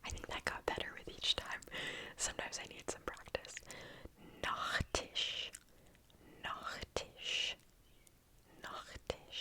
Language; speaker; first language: German; non-native, learner; English